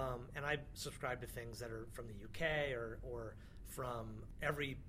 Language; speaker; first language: English; native; English